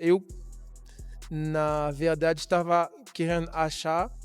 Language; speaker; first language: Portuguese; non-native, learner; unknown